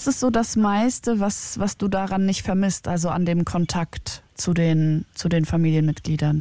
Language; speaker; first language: German; native; German